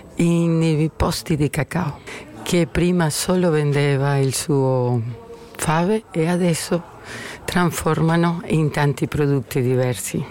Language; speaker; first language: Italian; non-native, learner; Spanish